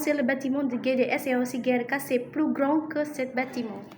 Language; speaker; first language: French; non-native, learner; Indonesian